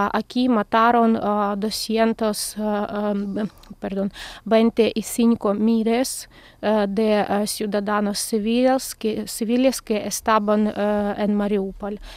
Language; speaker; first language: Spanish; non-native, learner; Ukrainian